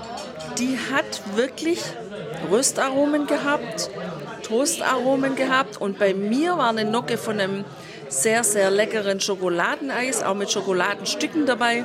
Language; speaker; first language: German; native; German